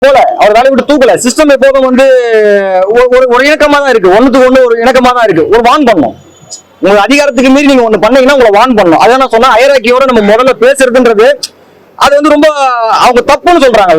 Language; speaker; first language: Tamil; native; Tamil